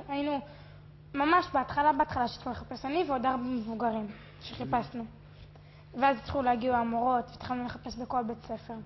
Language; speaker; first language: Hebrew; native; Hebrew